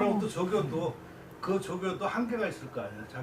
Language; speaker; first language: Korean; native; Korean